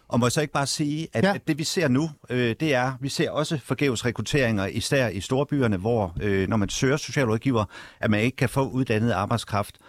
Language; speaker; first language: Danish; native; Danish